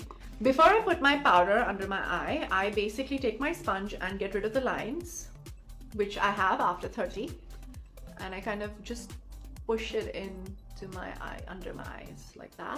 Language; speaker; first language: English; non-native, local second language; Hindi